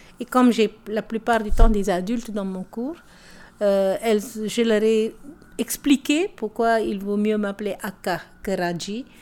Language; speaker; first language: French; non-native, local second language; Tamil